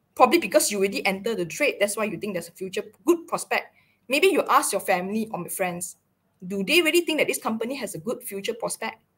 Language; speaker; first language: English; non-native, local second language; Chinese